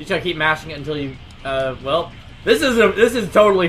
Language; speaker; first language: English; native; English